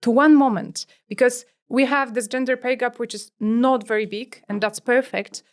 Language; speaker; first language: English; non-native, fluent; Polish